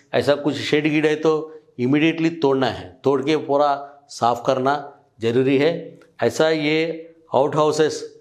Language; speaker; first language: Hindi; non-native, local second language; Telugu